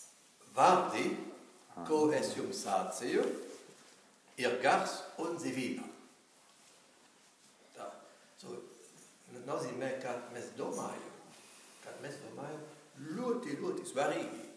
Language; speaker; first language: Latvian; non-native, learner; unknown